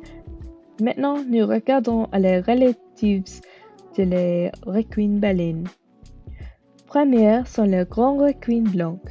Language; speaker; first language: French; non-native, learner; English